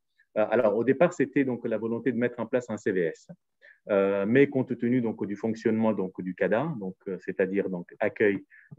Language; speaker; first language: French; native; French